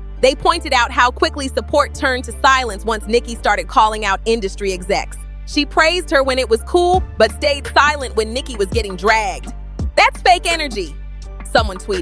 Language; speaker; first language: English; native; English